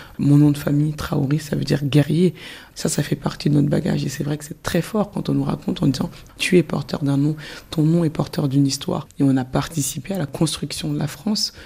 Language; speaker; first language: French; early bilingual, other home language; Soninke